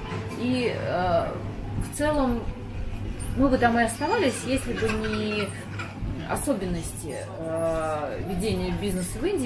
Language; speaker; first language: Russian; native; Russian